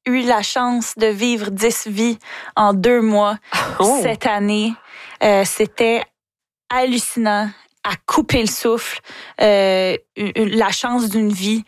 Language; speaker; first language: French; native; French